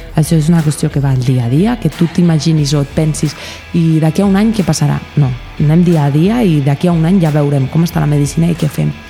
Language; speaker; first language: Catalan; native; Catalan